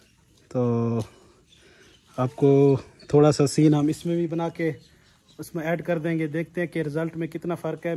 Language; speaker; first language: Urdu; non-native, local second language; Saraiki